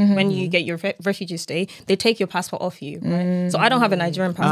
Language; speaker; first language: English; non-native, local second language; Yoruba